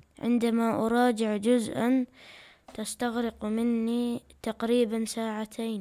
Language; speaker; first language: Arabic; early bilingual, other home language; Chechen